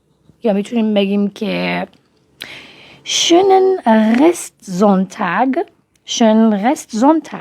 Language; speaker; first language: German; non-native, fluent; Persian